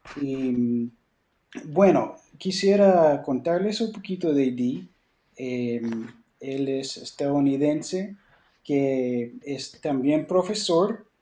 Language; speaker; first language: Spanish; non-native, fluent; English